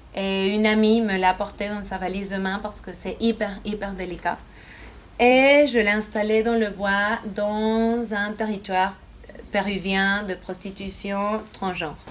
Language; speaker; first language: French; non-native, fluent; Spanish